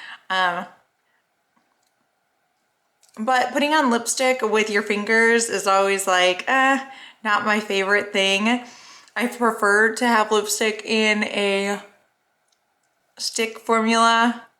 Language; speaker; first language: English; native; English